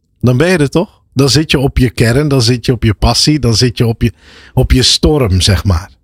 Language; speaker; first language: Dutch; early bilingual, other home language; Arabic